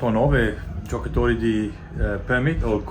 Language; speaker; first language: Italian; non-native, learner; English